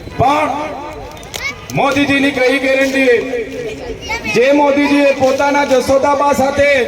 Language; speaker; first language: Gujarati; non-native, local second language; Vasavi